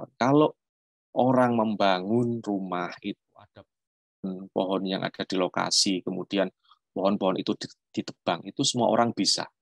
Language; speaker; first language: Indonesian; non-native, local second language; Javanese